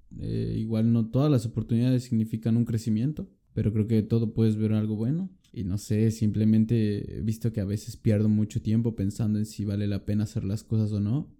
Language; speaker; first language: Spanish; native; Spanish